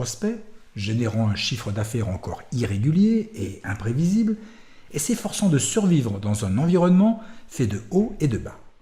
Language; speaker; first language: French; native; French